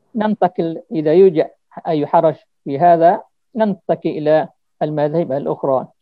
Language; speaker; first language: Arabic; non-native, fluent; Malay